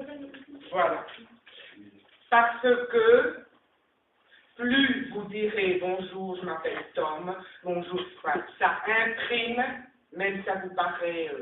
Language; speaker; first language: French; native; French